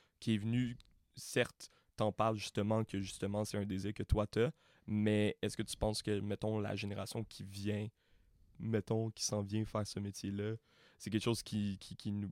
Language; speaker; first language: French; native; French